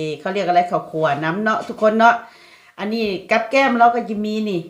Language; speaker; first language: Thai; non-native, local second language; Lao